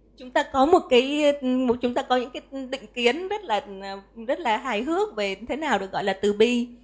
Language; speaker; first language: Vietnamese; native; Vietnamese